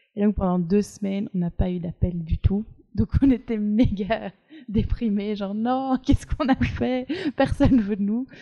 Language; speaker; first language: French; native; French